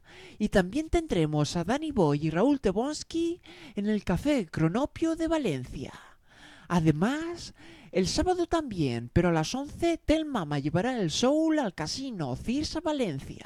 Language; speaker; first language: Spanish; native; Spanish